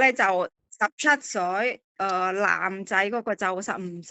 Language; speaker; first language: Cantonese; non-native, fluent; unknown